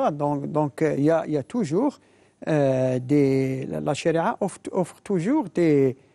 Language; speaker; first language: French; non-native, local second language; Arabic